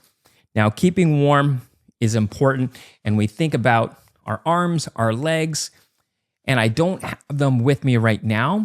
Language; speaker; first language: English; native; English